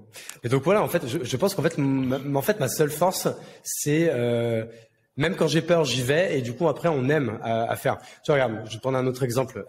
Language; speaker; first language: French; native; French